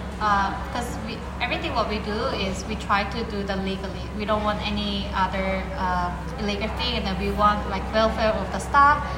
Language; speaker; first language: English; non-native, fluent; Korean